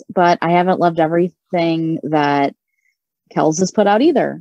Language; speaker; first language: English; native; English